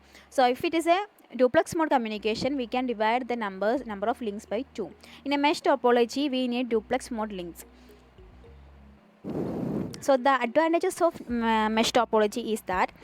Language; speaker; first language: English; non-native, local second language; Malayalam